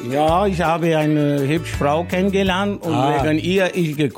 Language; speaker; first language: German; non-native, learner; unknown